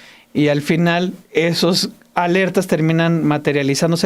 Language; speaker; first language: Spanish; native; Spanish